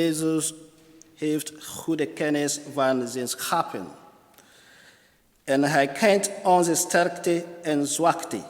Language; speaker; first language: Dutch; non-native, fluent; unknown